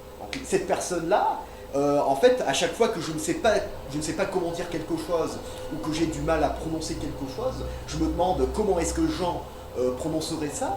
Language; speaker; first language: French; non-native, fluent; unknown